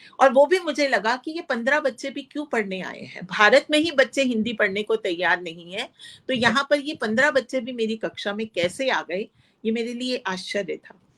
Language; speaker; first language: Hindi; non-native, local second language; Punjabi